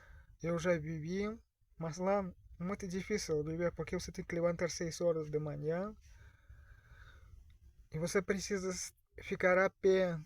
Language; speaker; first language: Portuguese; non-native, learner; Russian